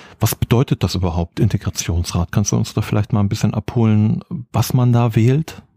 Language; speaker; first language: German; native; German